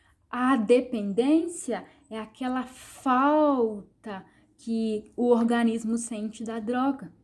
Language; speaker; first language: Portuguese; native; Portuguese